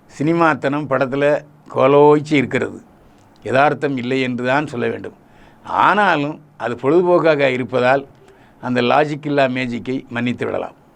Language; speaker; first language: Tamil; native; Tamil